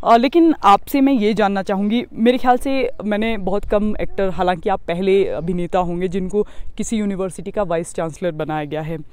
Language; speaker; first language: Hindi; native; Hindi